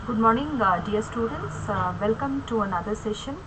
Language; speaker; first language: English; non-native, local second language; Kannada